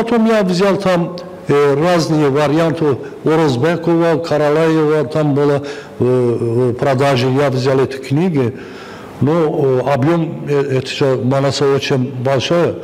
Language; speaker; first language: Russian; non-native, fluent; Azerbaijani